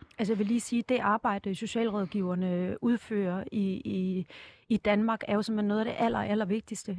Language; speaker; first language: Danish; native; Danish